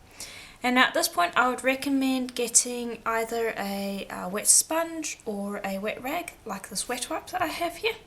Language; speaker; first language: English; native; English